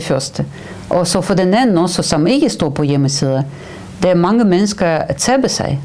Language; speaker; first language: Danish; non-native, fluent; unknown